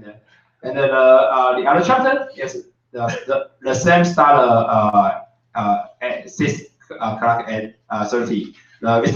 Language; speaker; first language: English; non-native, learner; Chinese